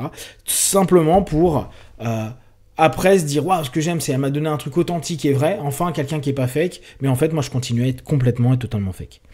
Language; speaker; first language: French; native; French